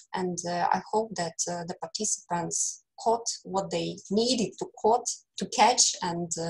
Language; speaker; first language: English; non-native, fluent; Russian